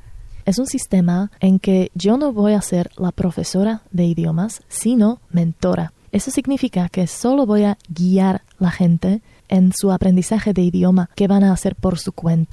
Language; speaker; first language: Spanish; non-native, fluent; Slovak